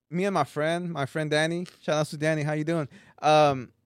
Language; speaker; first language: English; early bilingual, other home language; Spanish